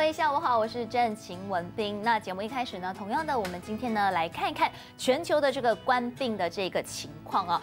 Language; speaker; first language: Chinese; native; Chinese